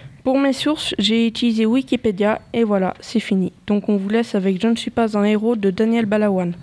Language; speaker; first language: French; native; French